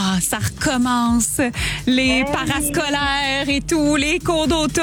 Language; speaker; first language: French; native; French